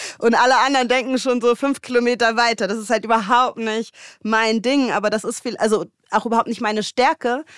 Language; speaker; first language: German; native; German